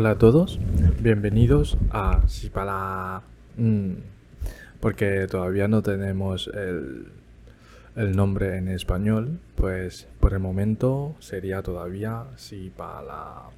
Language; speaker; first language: Spanish; early bilingual, other home language; Chinese